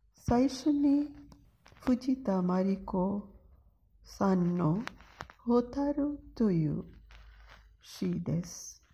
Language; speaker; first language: Japanese; non-native, fluent; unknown